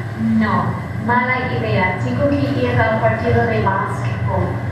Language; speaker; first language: Spanish; non-native, learner; English